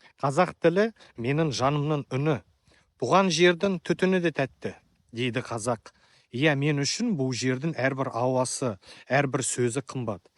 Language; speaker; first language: Kazakh; non-native, local second language; Russian